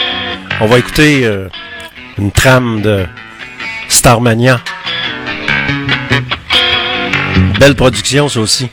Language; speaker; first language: French; native; French